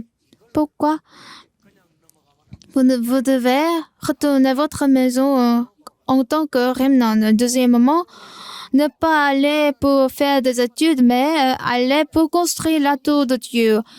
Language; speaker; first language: French; non-native, learner; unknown